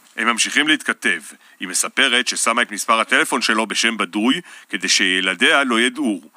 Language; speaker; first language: Hebrew; native; Hebrew